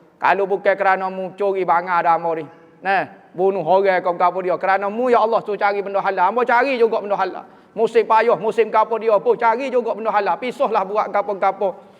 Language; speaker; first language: Malay; native; Malay